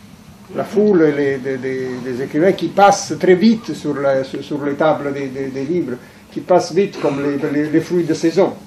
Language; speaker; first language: French; non-native, fluent; Italian